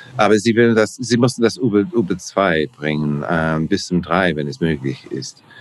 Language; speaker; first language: German; non-native, learner; English